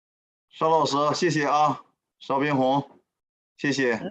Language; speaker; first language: Chinese; native; Chinese